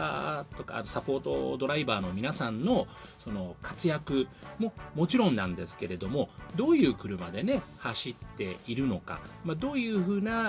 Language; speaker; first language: Japanese; native; Japanese